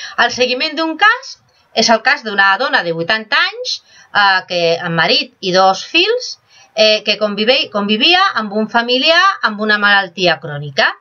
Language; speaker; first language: Catalan; non-native, local second language; Spanish